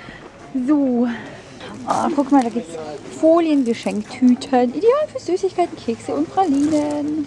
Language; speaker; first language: German; native; German